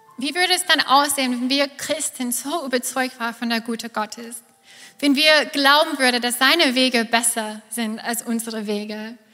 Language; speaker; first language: German; non-native, fluent; English